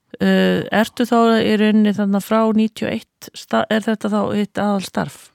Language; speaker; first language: Icelandic; native; Icelandic